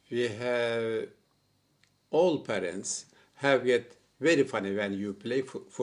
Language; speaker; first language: English; non-native, learner; Turkish